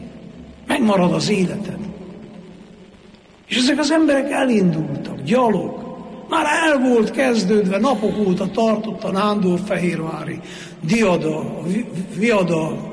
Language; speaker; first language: Hungarian; native; Hungarian